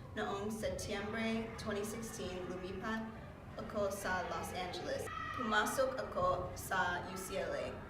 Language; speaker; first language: Filipino; non-native, learner; English